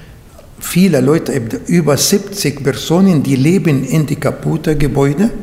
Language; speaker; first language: German; non-native, fluent; Arabic